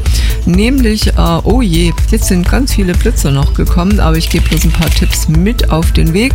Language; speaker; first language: German; native; German